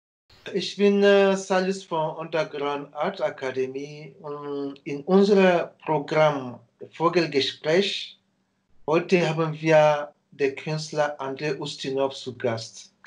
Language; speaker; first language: German; non-native, fluent; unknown